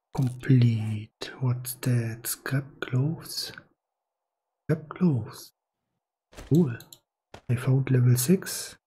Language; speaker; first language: English; non-native, fluent; German